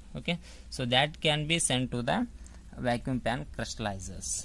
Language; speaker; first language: English; non-native, local second language; Kannada